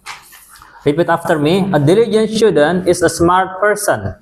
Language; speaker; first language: English; non-native, fluent; Indonesian